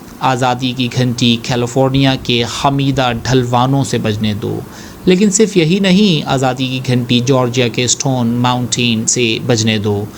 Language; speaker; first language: Urdu; native; Urdu